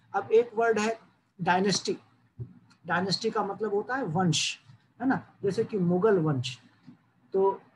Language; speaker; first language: Hindi; native; Hindi